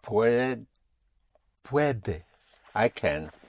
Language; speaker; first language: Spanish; non-native, fluent; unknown